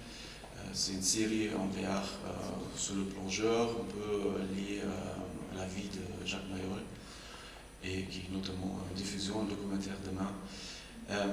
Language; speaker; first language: French; non-native, fluent; German